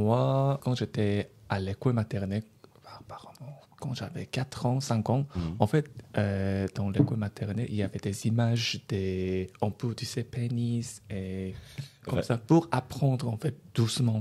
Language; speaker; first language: French; non-native, learner; Korean